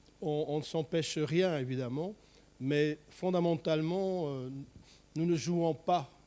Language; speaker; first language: French; native; French